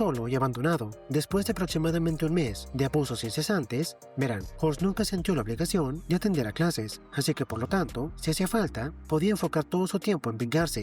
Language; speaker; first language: Spanish; native; Spanish